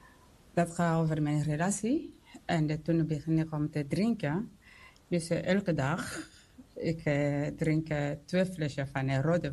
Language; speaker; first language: Dutch; non-native, learner; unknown